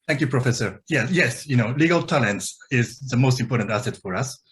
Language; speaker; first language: English; non-native, fluent; Japanese